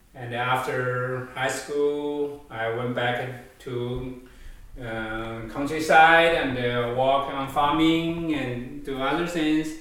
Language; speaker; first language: English; non-native, fluent; Chinese